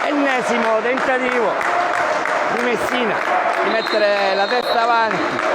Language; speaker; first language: Italian; native; Italian